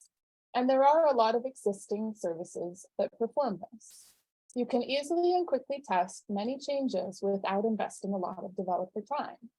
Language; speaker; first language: English; native; English